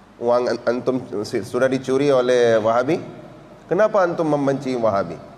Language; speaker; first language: Indonesian; non-native, learner; Urdu